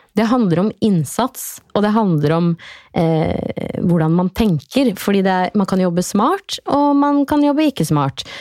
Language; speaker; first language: Norwegian; native; Norwegian